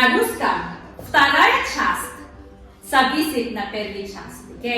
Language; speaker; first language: Russian; non-native, learner; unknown